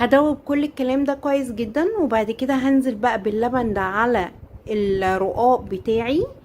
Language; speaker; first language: Arabic; native; Arabic